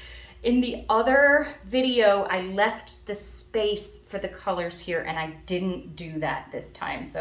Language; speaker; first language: English; native; English